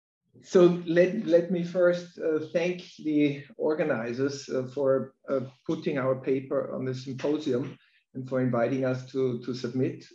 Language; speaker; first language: English; non-native, fluent; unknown